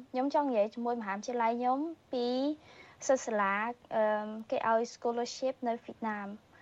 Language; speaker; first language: Khmer; early bilingual, heritage; Khmer